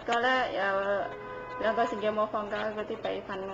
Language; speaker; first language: Cantonese; non-native, learner; Indonesian